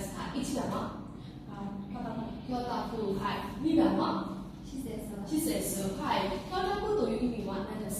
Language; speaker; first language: Japanese; non-native, learner; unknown